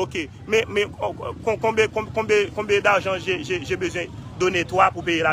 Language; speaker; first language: French; non-native, learner; Haitian Creole